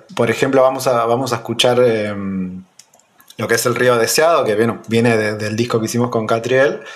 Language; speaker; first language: Spanish; native; Spanish